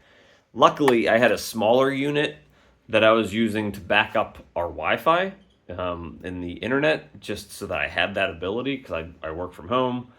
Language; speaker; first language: English; native; English